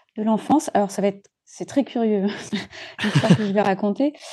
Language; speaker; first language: French; native; French